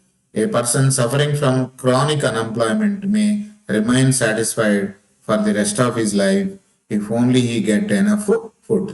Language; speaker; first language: English; non-native, local second language; Telugu